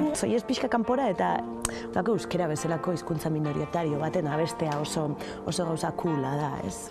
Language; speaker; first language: Basque; native; Basque